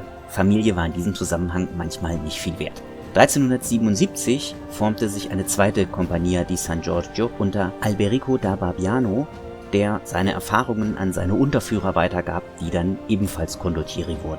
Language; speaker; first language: German; native; German